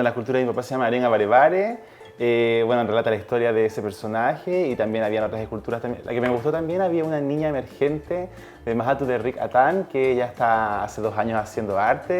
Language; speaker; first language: Spanish; native; Spanish